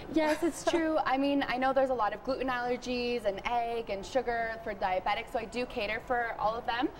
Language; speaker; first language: English; early bilingual, heritage; Spanish